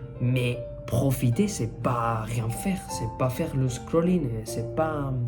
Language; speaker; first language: French; non-native, fluent; Spanish